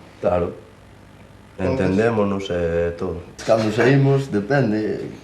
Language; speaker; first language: Galician; non-native, local second language; Spanish